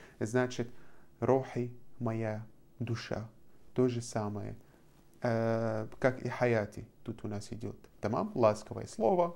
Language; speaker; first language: Russian; non-native, fluent; Arabic